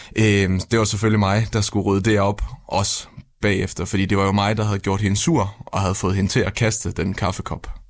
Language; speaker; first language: Danish; native; Danish